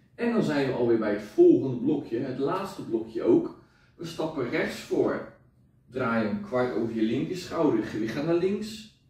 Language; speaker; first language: Dutch; native; Dutch